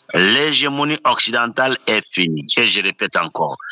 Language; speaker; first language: French; non-native, local second language; Bambara